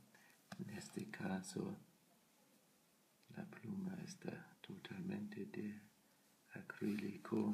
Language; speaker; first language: Spanish; non-native, learner; German